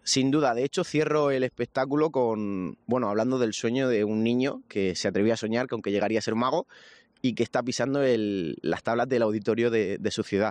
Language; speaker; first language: Spanish; native; Spanish